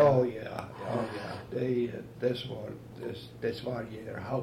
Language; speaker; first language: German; early bilingual, heritage; German